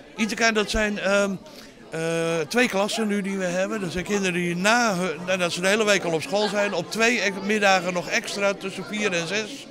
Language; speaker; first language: Dutch; native; Dutch